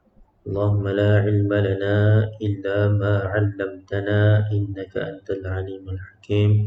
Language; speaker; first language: Arabic; non-native, fluent; Malay